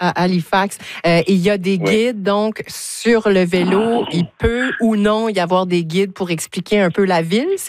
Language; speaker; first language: French; native; French